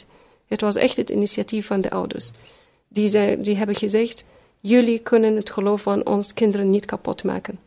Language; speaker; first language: Dutch; early bilingual, other home language; Arabic